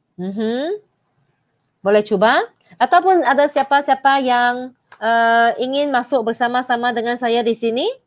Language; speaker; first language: Malay; non-native, local second language; Chinese